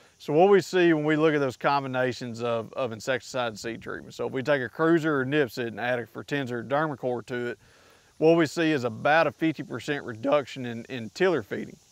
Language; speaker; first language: English; native; English